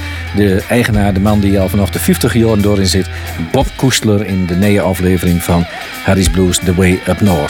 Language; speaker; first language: Dutch; native; Dutch